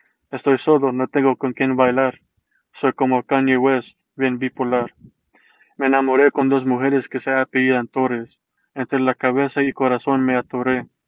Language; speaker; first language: Spanish; early bilingual, heritage; Spanish